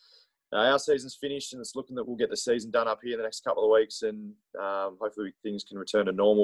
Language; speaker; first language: English; native; English